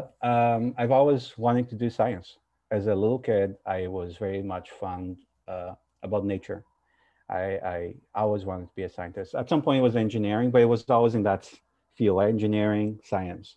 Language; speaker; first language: English; non-native, fluent; Portuguese